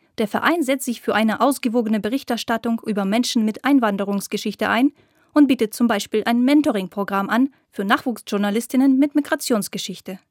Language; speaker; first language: German; non-native, fluent; Russian